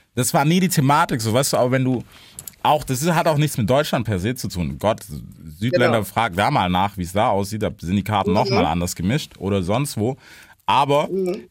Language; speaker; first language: German; non-native, fluent; English